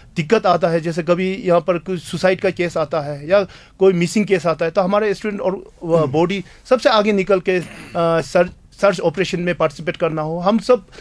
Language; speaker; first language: Hindi; non-native, local second language; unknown